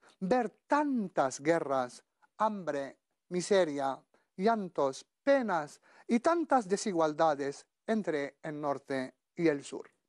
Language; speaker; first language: Spanish; non-native, fluent; Arabic